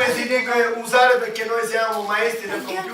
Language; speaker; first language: Italian; native; Italian